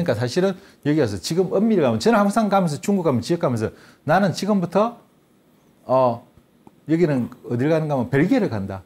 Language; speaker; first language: Korean; native; Korean